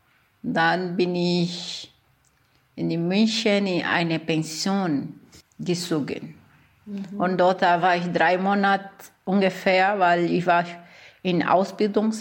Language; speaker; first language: German; non-native, learner; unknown